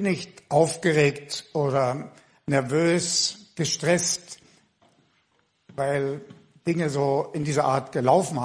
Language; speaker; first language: German; native; German